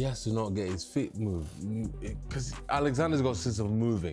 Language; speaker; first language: English; native; English